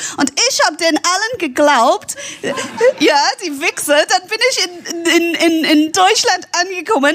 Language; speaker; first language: German; non-native, fluent; English